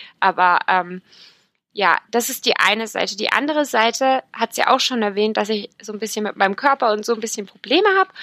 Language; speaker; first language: German; native; German